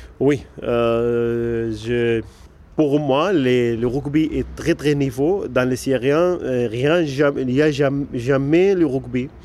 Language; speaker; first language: French; non-native, learner; Arabic